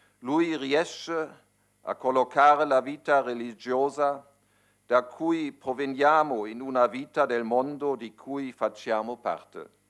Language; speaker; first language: Italian; non-native, fluent; German